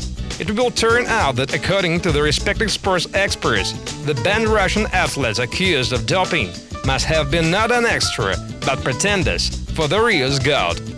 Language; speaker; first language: English; non-native, fluent; Russian